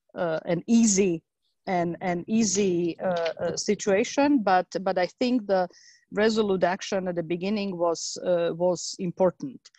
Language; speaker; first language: English; non-native, fluent; Slovak